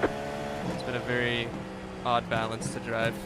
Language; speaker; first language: English; native; English